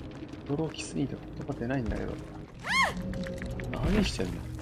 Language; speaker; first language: Japanese; native; Japanese